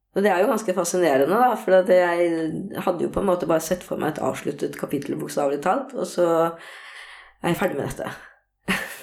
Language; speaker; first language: Norwegian; early bilingual, other home language; Korean